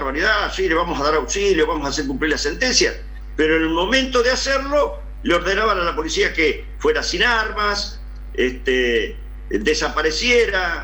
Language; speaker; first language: Spanish; native; Spanish